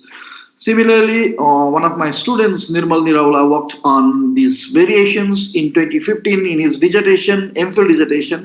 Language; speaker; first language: English; non-native, local second language; Nepali